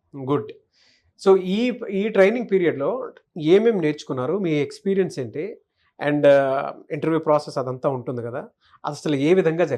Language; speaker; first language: Telugu; native; Telugu